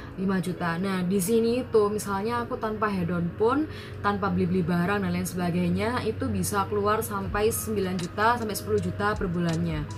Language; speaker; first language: Indonesian; native; Indonesian